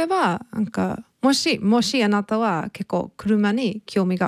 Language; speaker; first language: Japanese; non-native, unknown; English